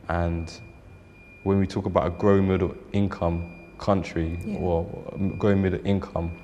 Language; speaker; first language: English; native; English